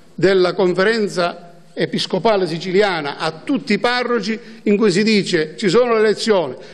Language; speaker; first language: Italian; native; Italian